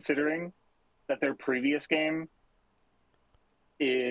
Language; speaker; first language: English; native; English